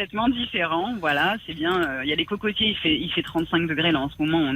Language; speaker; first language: French; native; French